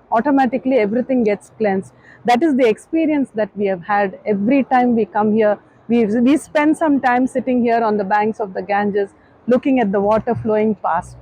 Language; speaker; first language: English; non-native, local second language; Tamil